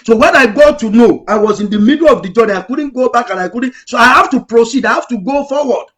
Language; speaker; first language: English; non-native, local second language; Yoruba